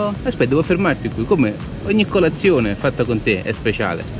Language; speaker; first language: Italian; native; Italian